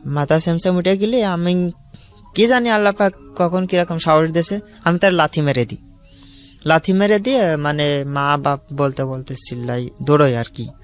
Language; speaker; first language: Bangla; native; Bangla